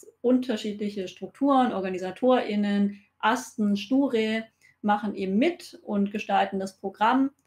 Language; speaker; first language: German; native; German